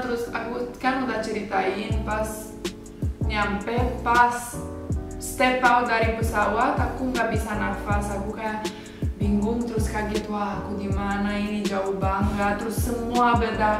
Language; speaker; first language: Indonesian; non-native, fluent; Romanian